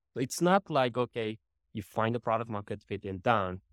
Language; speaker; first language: English; non-native, fluent; Japanese